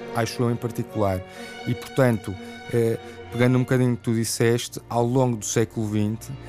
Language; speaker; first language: Portuguese; native; Portuguese